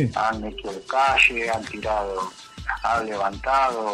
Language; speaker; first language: Spanish; native; Spanish